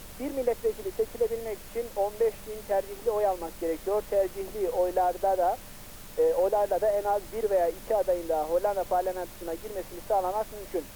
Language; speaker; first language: Turkish; native; Turkish